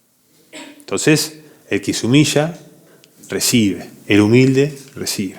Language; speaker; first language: Spanish; native; Spanish